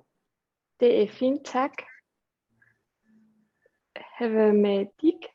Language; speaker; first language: Danish; non-native, learner; German